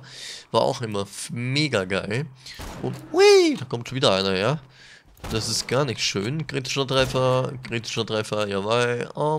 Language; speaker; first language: German; native; German